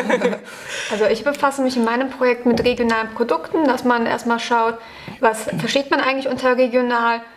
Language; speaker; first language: German; native; German